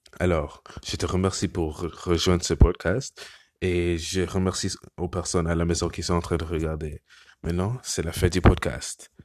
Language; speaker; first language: French; non-native, learner; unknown